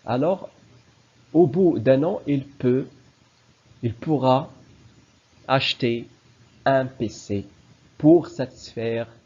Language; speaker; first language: French; non-native, local second language; Arabic